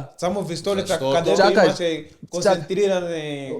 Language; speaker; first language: Bulgarian; non-native, learner; Portuguese